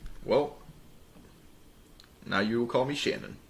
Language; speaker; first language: English; native; English